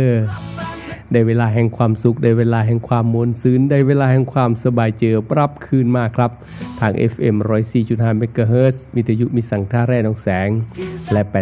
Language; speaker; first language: Thai; non-native, local second language; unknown